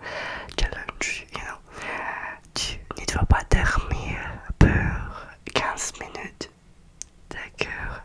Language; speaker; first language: French; non-native, learner; Russian